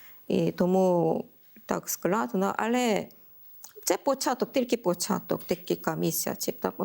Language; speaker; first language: Ukrainian; non-native, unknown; Korean